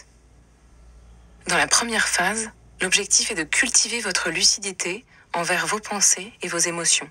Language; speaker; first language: French; native; French